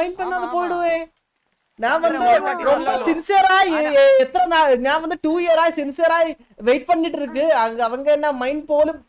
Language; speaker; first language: Tamil; non-native, learner; Malayalam